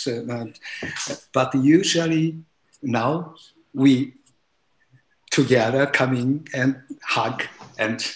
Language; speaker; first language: English; non-native, learner; Japanese